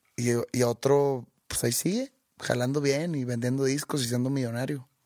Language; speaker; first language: Spanish; native; Spanish